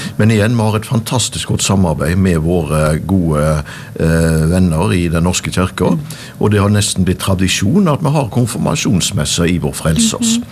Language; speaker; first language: Norwegian; native; Norwegian